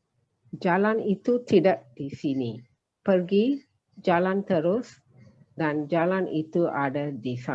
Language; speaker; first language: Indonesian; non-native, learner; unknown